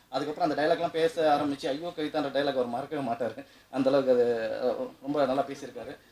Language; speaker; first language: Tamil; native; Tamil